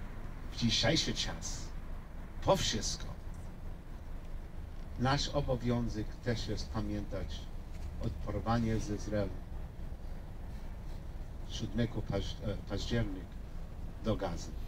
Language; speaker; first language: Polish; non-native, learner; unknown